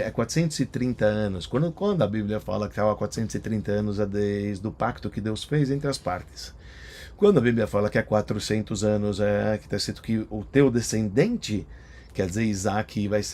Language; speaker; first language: Portuguese; native; Portuguese